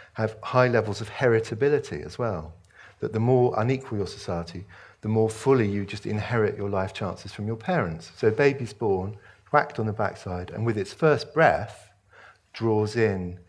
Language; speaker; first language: English; native; English